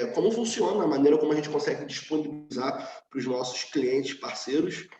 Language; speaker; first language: Portuguese; native; Portuguese